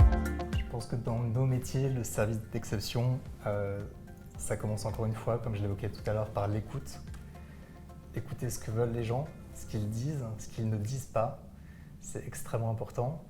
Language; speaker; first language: French; native; French